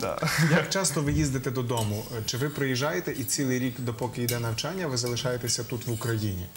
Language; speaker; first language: Ukrainian; native; Ukrainian